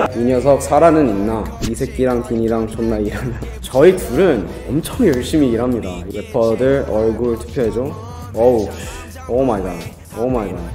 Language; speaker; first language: Korean; early bilingual, heritage; Korean